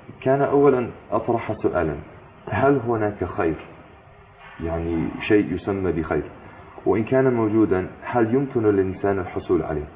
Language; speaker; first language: Arabic; non-native, fluent; English